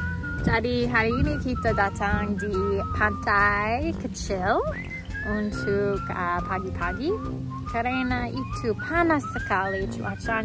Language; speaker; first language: Indonesian; non-native, learner; English